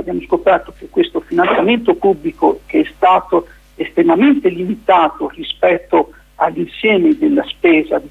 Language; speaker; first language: Italian; native; Italian